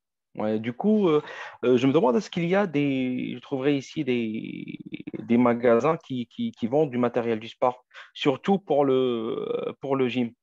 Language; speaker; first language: French; non-native, fluent; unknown